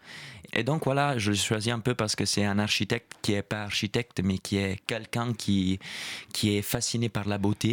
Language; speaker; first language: French; non-native, fluent; Italian